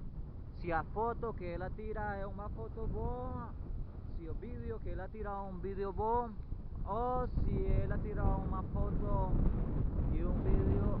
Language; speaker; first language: Portuguese; non-native, learner; Spanish